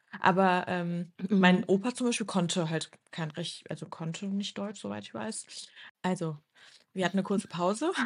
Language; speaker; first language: German; early bilingual, other home language; Turkish